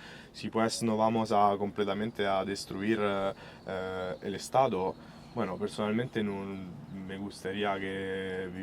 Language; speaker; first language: Spanish; non-native, fluent; Italian